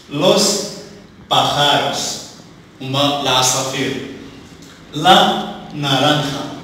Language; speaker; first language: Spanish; non-native, fluent; Arabic